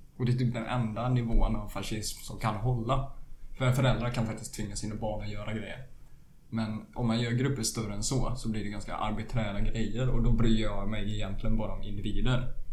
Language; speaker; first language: Swedish; native; Swedish